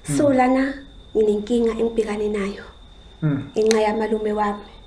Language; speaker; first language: Zulu; native; Zulu